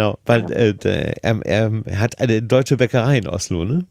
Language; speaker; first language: German; native; German